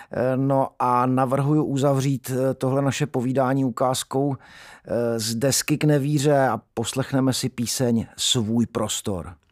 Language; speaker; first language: Czech; native; Czech